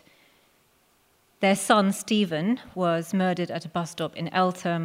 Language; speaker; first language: English; non-native, local second language; Punjabi